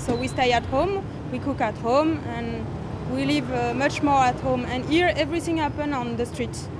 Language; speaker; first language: English; non-native, learner; French